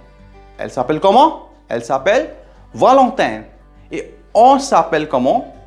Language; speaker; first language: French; non-native, fluent; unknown